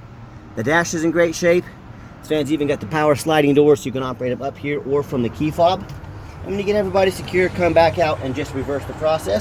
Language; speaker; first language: English; native; English